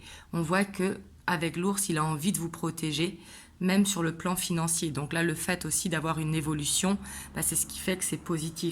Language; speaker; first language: French; native; French